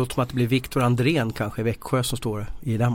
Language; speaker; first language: Swedish; native; Swedish